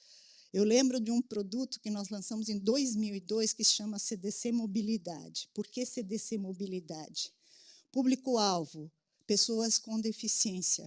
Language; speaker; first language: Portuguese; native; Portuguese